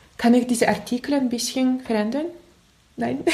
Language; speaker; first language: German; non-native, learner; Russian